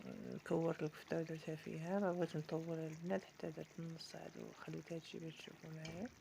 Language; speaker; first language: Arabic; native; Arabic